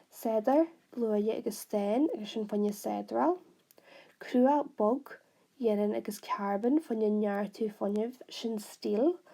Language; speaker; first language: Irish; non-native, local second language; English